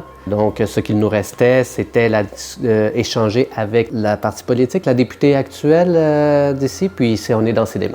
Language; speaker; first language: French; native; French